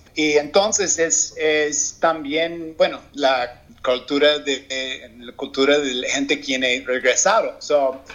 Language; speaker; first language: Spanish; non-native, learner; English